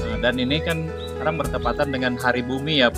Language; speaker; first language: Indonesian; native; Indonesian